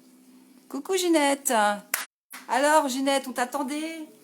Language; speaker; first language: French; native; French